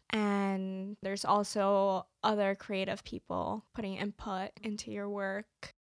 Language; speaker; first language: English; native; English